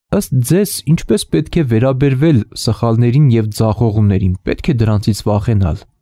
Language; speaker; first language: Armenian; native; Armenian